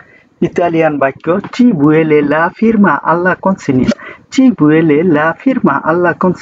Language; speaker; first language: Italian; non-native, learner; Bangla